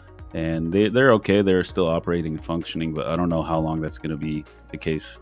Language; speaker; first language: English; native; English